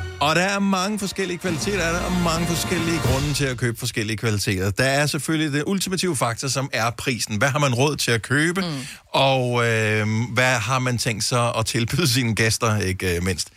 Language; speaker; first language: Danish; native; Danish